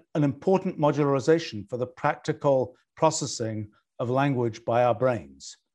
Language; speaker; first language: English; native; English